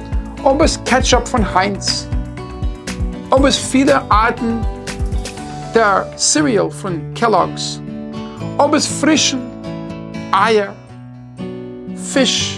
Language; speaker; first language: German; non-native, fluent; English